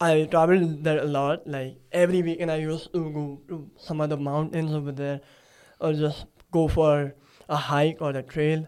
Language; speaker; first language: English; non-native, local second language; Gujarati